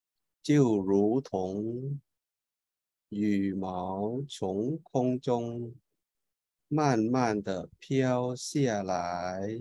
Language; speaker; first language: Chinese; non-native, fluent; Thai